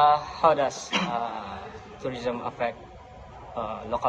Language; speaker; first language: English; non-native, learner; Indonesian